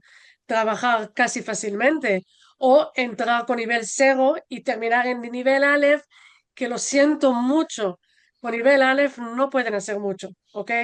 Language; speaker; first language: Spanish; non-native, fluent; Hebrew